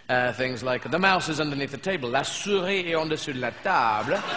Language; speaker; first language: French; non-native, fluent; English